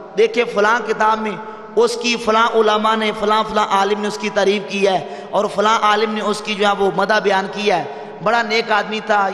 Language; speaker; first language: Urdu; non-native, local second language; Punjabi